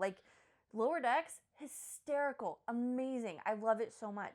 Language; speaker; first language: English; native; English